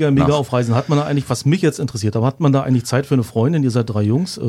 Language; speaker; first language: German; native; German